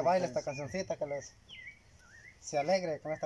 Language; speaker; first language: Spanish; native; Spanish